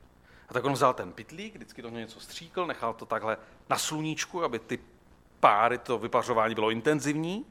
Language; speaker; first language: Czech; native; Czech